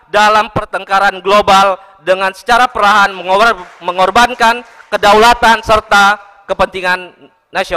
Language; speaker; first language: Indonesian; native; Indonesian